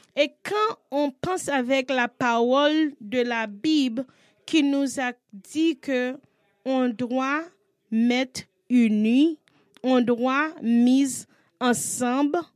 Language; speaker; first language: French; non-native, learner; English